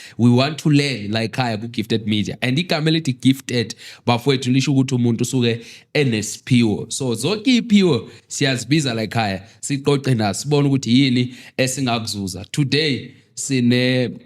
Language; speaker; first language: Zulu; native; Zulu